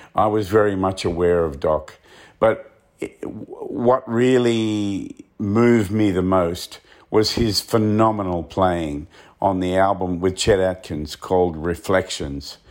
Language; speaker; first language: English; native; English